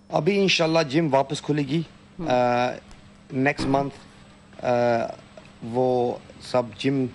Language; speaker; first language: Hindi; early bilingual, heritage; Hindi